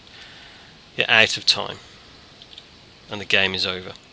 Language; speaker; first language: English; native; English